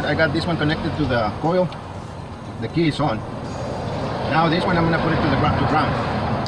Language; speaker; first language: English; non-native, fluent; Spanish